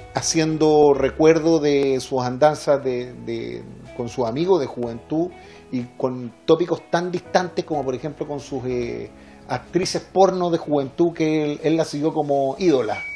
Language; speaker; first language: Spanish; native; Spanish